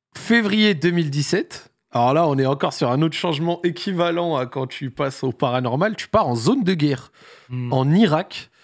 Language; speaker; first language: French; native; French